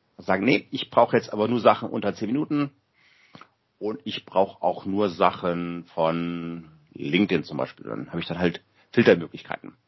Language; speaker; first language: German; native; German